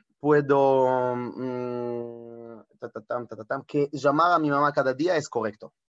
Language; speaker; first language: Spanish; non-native, fluent; Hebrew